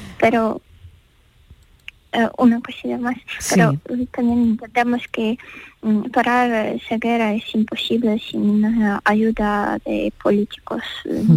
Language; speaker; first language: Spanish; non-native, learner; Ukrainian